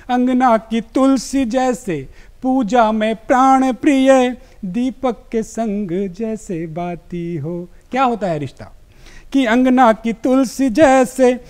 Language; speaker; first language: Hindi; native; Hindi